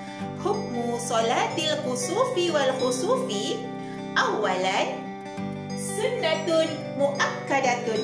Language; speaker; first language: Arabic; non-native, fluent; Malay